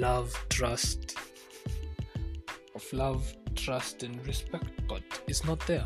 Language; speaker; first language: English; non-native, local second language; Kikuyu